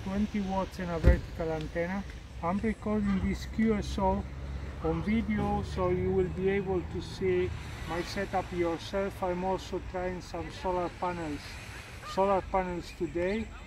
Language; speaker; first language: English; non-native, fluent; Spanish